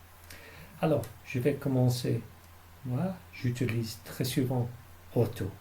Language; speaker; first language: French; non-native, fluent; English